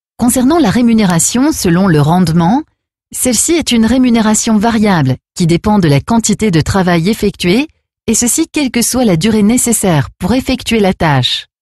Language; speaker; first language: French; native; French